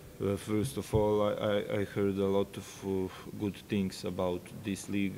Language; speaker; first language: English; non-native, fluent; Serbian